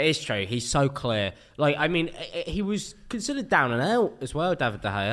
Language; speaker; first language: English; native; English